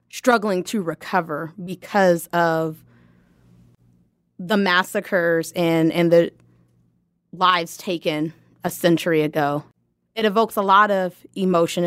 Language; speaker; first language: English; native; English